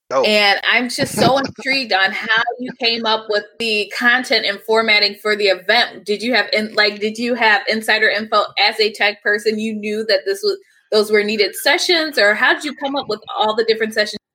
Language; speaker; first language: English; native; English